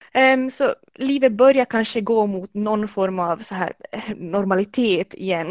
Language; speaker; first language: Swedish; native; Swedish